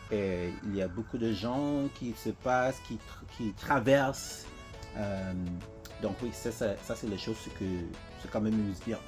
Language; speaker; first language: French; non-native, learner; English